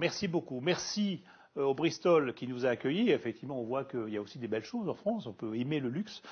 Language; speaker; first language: French; native; French